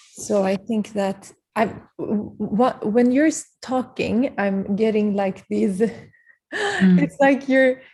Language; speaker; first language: English; early bilingual, other home language; Kurdish